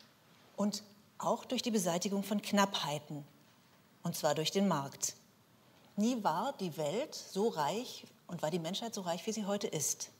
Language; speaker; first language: German; native; German